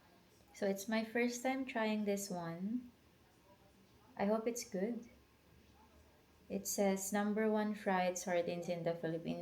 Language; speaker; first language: English; non-native, local second language; Filipino